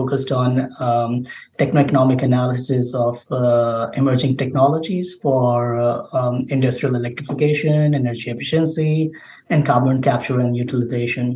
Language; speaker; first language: English; non-native, local second language; Urdu